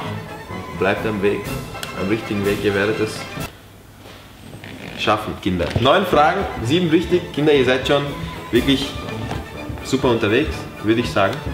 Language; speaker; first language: German; native; German